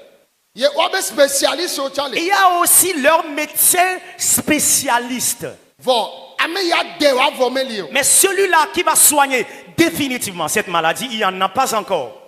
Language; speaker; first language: French; non-native, local second language; Ewe